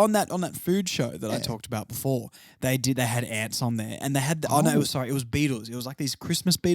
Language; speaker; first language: English; native; English